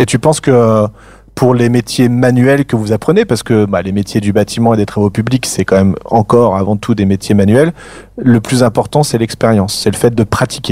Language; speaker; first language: French; native; French